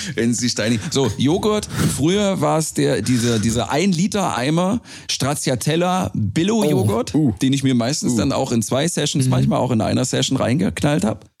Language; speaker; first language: German; native; German